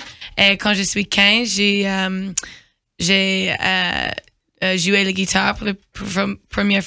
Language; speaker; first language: French; non-native, learner; English